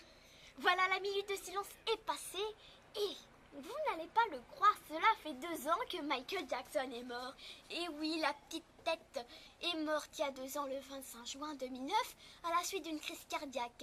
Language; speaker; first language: French; native; French